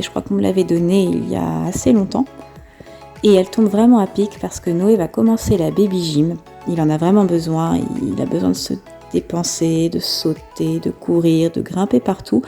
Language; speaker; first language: French; native; French